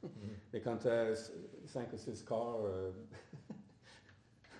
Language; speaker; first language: French; non-native, fluent; English